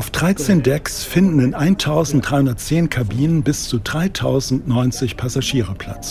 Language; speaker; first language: German; native; German